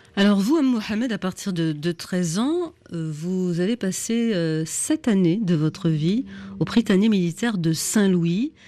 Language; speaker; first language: French; native; French